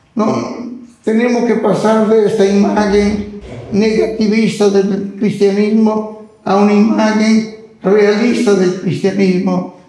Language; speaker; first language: Spanish; non-native, fluent; Italian